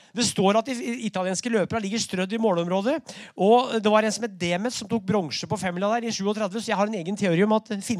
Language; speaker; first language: Norwegian; native; Norwegian